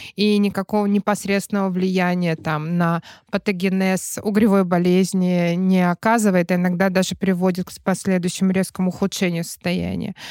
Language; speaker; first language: Russian; native; Russian